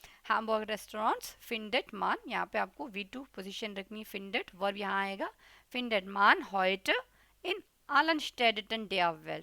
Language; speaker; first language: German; non-native, fluent; Hindi